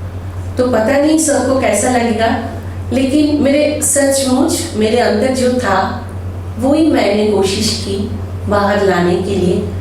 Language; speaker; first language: Hindi; non-native, local second language; Bangla